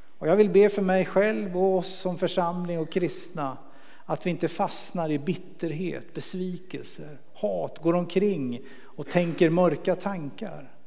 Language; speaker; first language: Swedish; native; Swedish